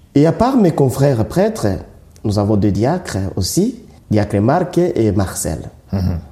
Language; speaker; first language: French; non-native, local second language; Swahili